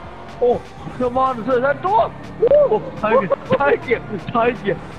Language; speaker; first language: Chinese; native; Chinese